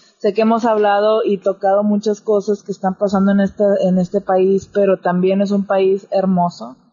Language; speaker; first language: Spanish; native; Spanish